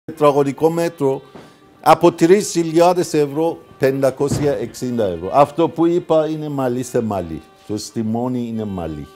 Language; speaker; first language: Greek; non-native, fluent; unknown